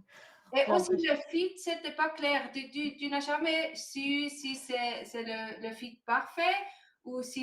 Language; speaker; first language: French; non-native, learner; German